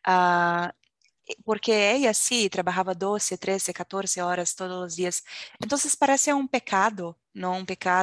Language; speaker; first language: Spanish; non-native, fluent; Portuguese